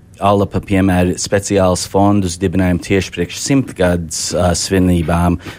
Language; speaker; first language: Latvian; early bilingual, heritage; Latvian